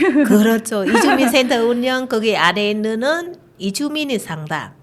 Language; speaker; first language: Korean; non-native, learner; Vietnamese